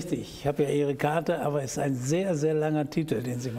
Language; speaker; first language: German; native; German